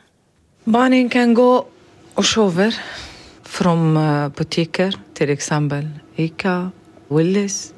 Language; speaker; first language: Swedish; non-native, learner; Arabic